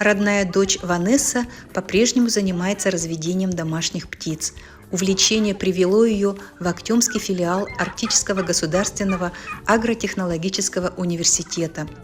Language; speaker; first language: Russian; native; Russian